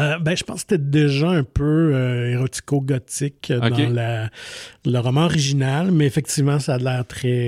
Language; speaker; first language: French; native; French